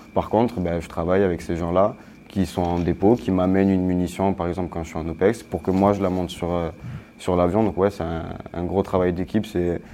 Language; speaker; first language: French; native; French